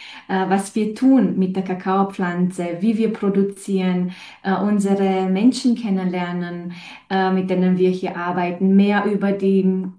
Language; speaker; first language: German; non-native, fluent; Romanian